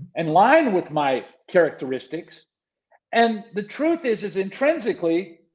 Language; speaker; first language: English; native; English